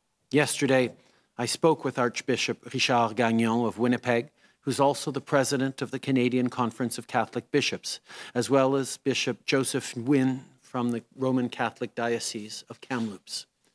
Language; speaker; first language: English; native; English